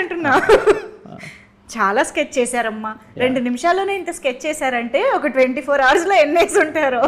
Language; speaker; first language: Telugu; native; Telugu